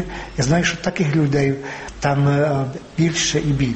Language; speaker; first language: Ukrainian; non-native, fluent; Finnish